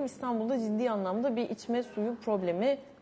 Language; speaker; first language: Turkish; native; Turkish